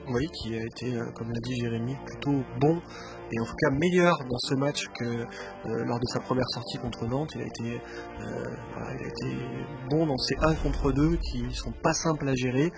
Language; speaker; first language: French; native; French